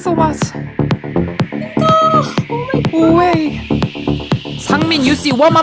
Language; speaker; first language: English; non-native, learner; Korean